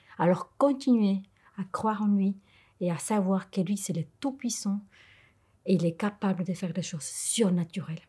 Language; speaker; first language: French; non-native, fluent; Spanish